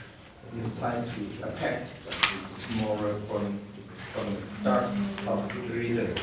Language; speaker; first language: English; non-native, learner; Shan